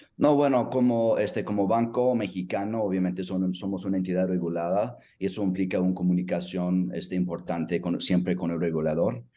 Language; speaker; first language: Spanish; non-native, fluent; English